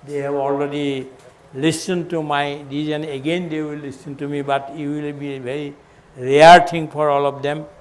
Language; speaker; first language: English; non-native, local second language; Assamese